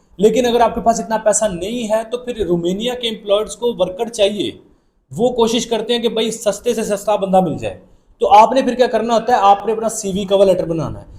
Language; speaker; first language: Urdu; non-native, local second language; Punjabi